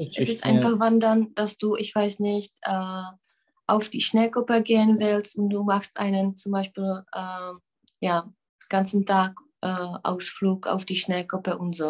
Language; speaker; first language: German; non-native, fluent; Czech